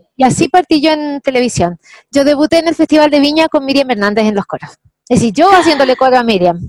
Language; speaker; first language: Spanish; native; Spanish